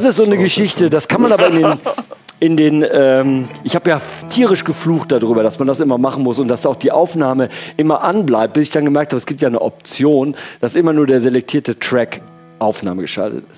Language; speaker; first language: German; native; German